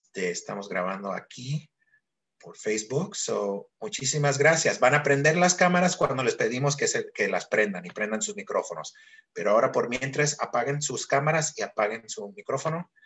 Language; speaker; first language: Spanish; early bilingual, other home language; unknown